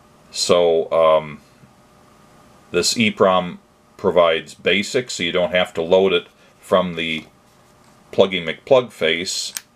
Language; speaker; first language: English; native; English